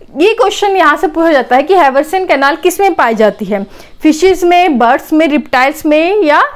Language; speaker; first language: Hindi; native; Hindi